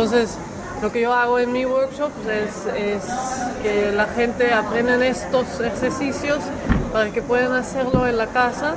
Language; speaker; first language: Spanish; non-native, fluent; Dutch